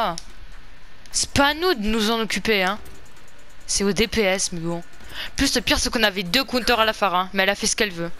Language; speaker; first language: French; native; French